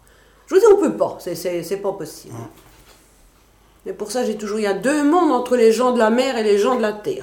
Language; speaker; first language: French; native; French